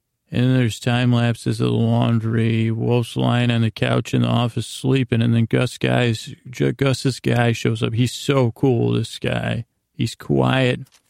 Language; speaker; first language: English; native; English